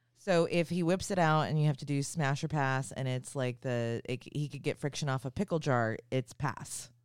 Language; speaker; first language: English; native; English